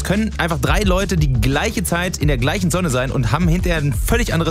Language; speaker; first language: German; native; German